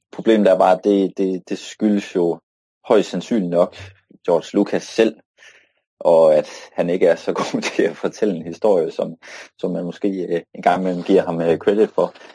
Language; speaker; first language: Danish; native; Danish